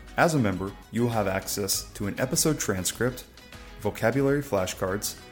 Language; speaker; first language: English; native; English